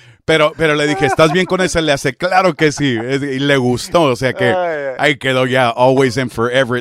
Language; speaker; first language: Spanish; early bilingual, heritage; Spanish